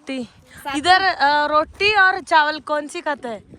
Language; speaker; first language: Hindi; non-native, local second language; Malayalam